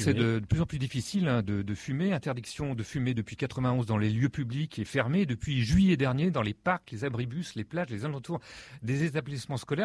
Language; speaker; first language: French; native; French